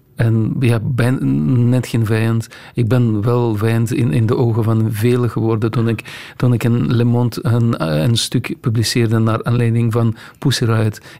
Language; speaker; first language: Dutch; non-native, fluent; Russian